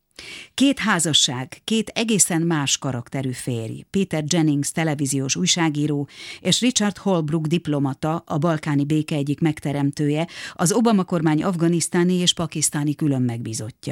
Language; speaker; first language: Hungarian; native; Hungarian